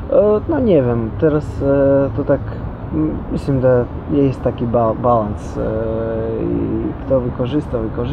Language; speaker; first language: Polish; non-native, learner; Russian